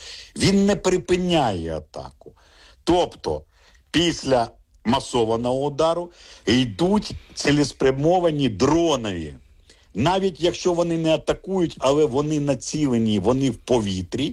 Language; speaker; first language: Ukrainian; native; Ukrainian